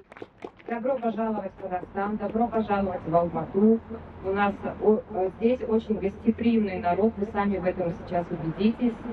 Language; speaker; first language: Russian; native; Russian